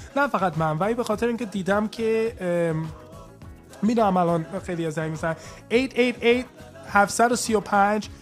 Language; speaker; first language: Persian; early bilingual, heritage; English